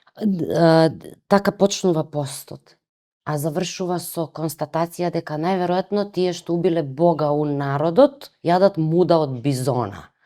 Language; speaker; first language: Macedonian; native; Macedonian